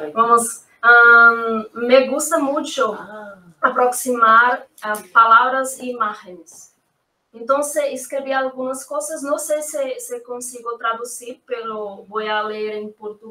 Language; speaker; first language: Spanish; non-native, learner; Portuguese